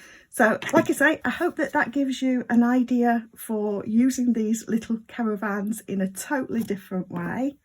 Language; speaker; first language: English; native; English